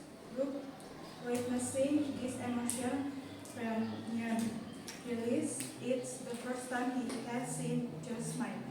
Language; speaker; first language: English; non-native, local second language; Indonesian